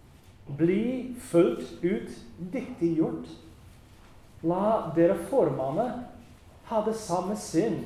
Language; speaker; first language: Norwegian; non-native, fluent; English